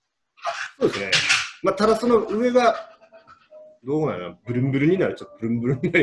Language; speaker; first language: Japanese; native; Japanese